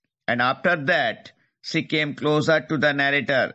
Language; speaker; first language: English; non-native, local second language; Bangla